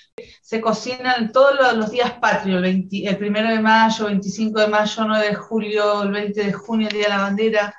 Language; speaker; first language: Spanish; native; Spanish